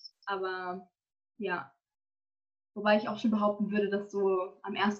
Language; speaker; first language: German; native; German